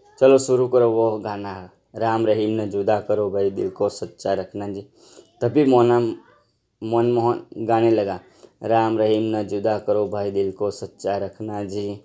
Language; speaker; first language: Hindi; non-native, local second language; Gujarati